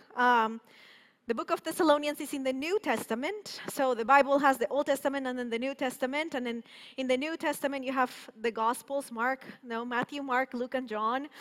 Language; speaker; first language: English; non-native, fluent; Spanish